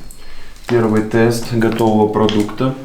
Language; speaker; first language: Russian; native; Russian